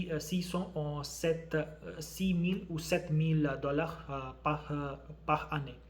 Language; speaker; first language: French; non-native, learner; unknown